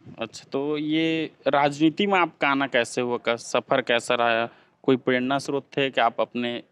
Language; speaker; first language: Hindi; native; Hindi